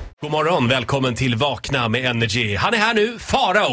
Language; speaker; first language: Swedish; native; Swedish